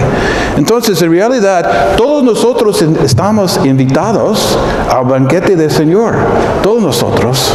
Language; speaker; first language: Spanish; non-native, fluent; English